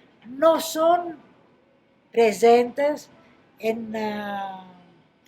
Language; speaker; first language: Spanish; non-native, fluent; Greek